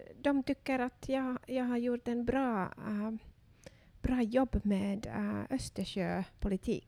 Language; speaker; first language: Swedish; non-native, local second language; Finnish